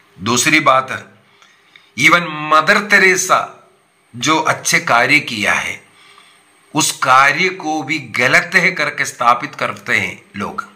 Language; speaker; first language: Hindi; non-native, local second language; Malayalam